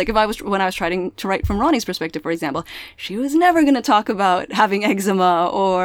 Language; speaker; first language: English; early bilingual, other home language; Pangasinan